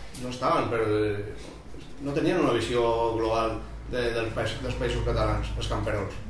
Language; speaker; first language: Catalan; non-native, local second language; Spanish